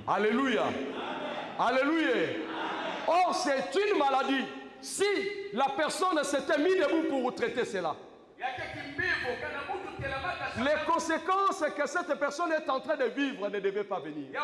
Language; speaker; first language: French; non-native, local second language; Lingala